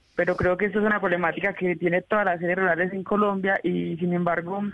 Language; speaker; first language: Spanish; native; Spanish